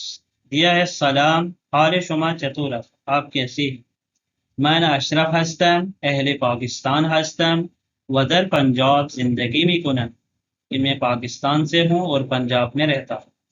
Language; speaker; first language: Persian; non-native, learner; Urdu